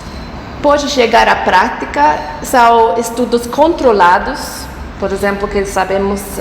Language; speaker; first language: Portuguese; non-native, fluent; English